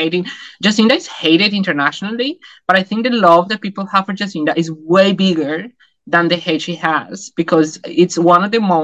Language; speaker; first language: English; non-native, fluent; Spanish